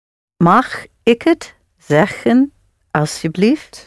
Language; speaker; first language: Dutch; non-native, learner; English